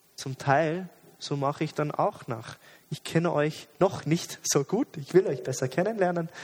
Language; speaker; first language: German; non-native, fluent; English